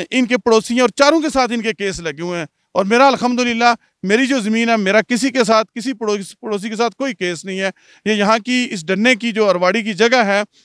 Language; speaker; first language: Urdu; non-native, local second language; Punjabi